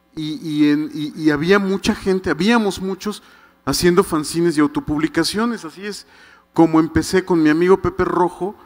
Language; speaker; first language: Spanish; native; Spanish